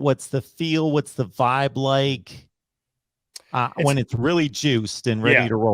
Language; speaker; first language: English; native; English